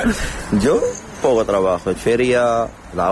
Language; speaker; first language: Spanish; non-native, learner; Arabic